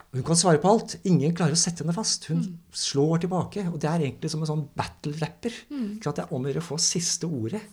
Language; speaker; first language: Norwegian; native; Norwegian